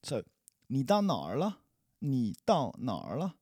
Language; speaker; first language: Chinese; non-native, learner; English